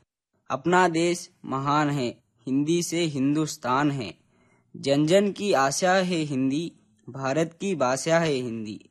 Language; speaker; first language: Hindi; non-native, local second language; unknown